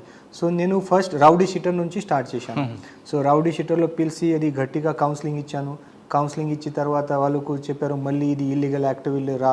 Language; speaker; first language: Telugu; non-native, fluent; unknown